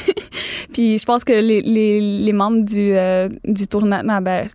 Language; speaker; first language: French; native; French